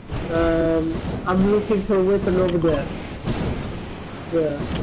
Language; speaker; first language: English; non-native, learner; Italian